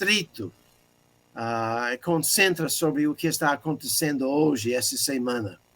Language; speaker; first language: Portuguese; non-native, fluent; English